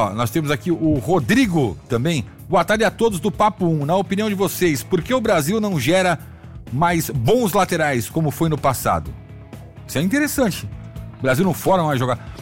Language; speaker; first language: Portuguese; native; Portuguese